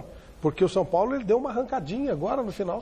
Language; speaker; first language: Portuguese; native; Portuguese